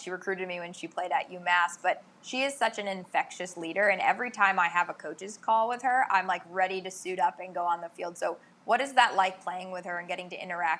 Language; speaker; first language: English; native; English